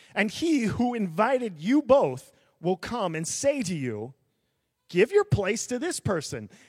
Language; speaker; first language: English; native; English